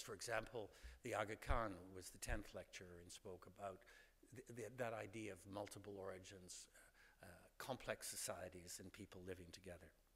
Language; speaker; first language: English; native; English